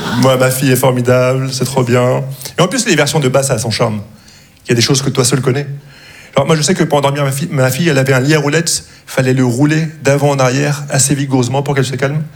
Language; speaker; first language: French; early bilingual, other home language; Arabic